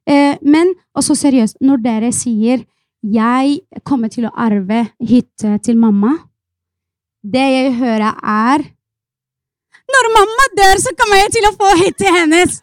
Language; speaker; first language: Norwegian; non-native, fluent; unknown